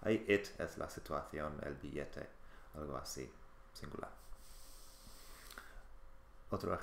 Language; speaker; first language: Spanish; non-native, fluent; English